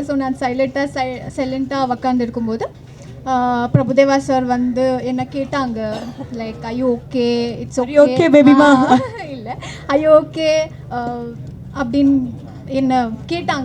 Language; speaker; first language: Tamil; non-native, learner; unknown